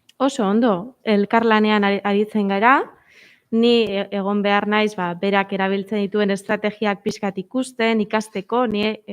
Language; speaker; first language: Basque; non-native, local second language; Spanish